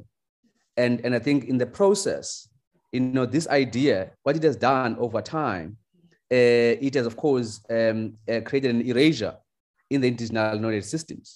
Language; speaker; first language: English; non-native, local second language; Xhosa